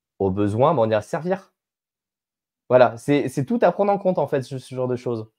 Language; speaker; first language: French; native; French